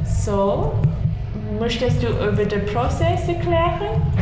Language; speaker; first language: German; non-native, learner; English